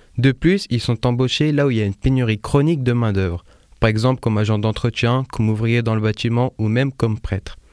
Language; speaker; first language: French; native; French